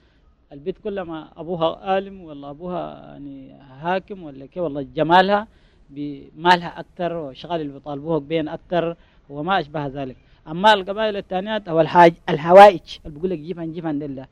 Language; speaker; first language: Arabic; native; Arabic